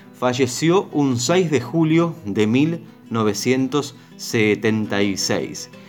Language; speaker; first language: Spanish; native; Spanish